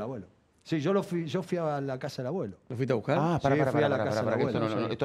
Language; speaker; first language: Spanish; native; Spanish